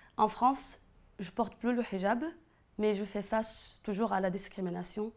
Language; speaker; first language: French; non-native, fluent; Arabic